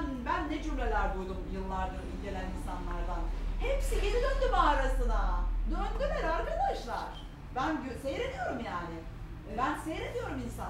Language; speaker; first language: Turkish; native; Turkish